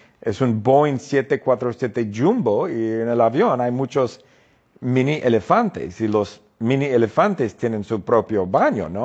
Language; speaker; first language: Spanish; non-native, fluent; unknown